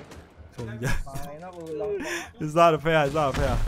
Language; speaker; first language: English; non-native, learner; Khmer